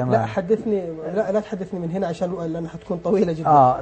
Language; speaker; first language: Arabic; native; Arabic